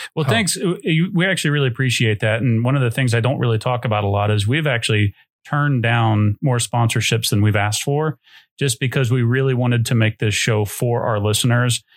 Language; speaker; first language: English; native; English